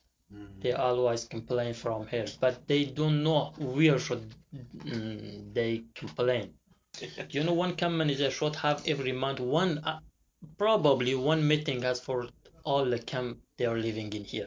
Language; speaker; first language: English; non-native, learner; Persian